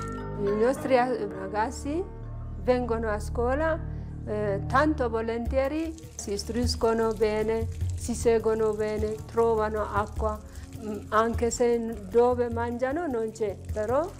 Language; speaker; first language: Italian; non-native, learner; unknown